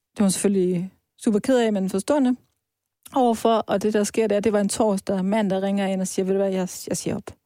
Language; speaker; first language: Danish; early bilingual, other home language; Persian